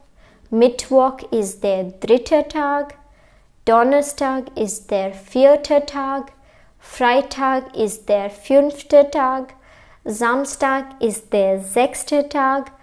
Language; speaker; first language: German; non-native, fluent; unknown